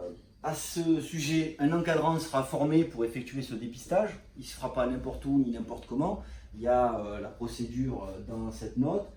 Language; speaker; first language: French; native; French